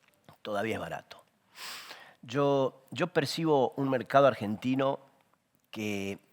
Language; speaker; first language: Spanish; native; Spanish